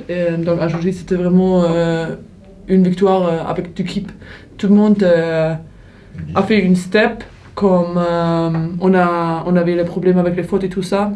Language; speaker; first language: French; non-native, learner; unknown